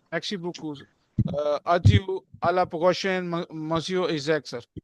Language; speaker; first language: French; non-native, learner; Urdu